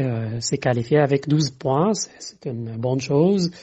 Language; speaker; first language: French; non-native, fluent; Arabic